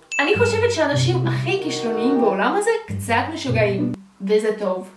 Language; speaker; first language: Hebrew; non-native, fluent; Russian